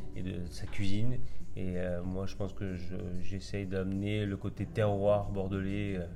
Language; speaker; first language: French; native; French